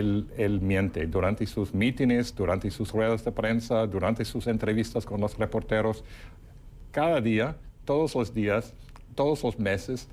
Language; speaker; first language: Spanish; non-native, fluent; English